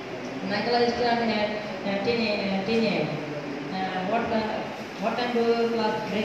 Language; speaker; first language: English; non-native, learner; Bangla